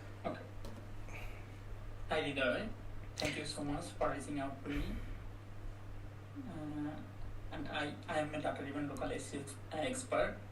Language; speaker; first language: English; non-native, learner; Bangla